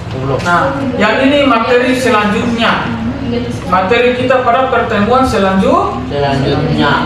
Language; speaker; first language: Indonesian; native; Indonesian